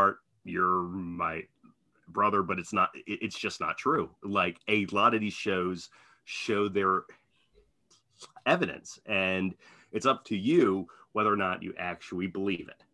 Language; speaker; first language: English; native; English